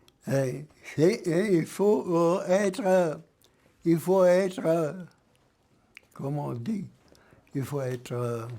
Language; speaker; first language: French; early bilingual, other home language; German